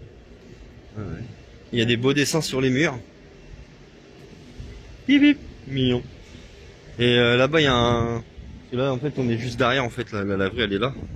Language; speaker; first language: French; native; French